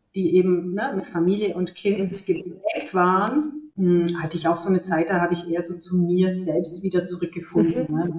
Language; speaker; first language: German; native; German